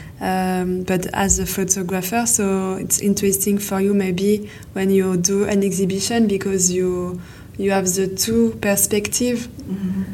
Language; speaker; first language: English; non-native, fluent; French